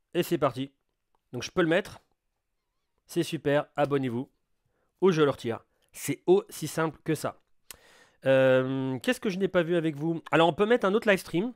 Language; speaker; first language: French; native; French